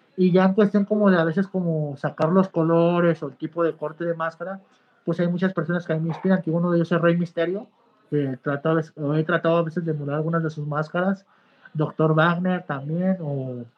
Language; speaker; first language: Spanish; native; Spanish